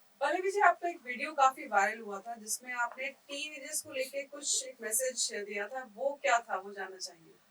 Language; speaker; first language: Hindi; native; Hindi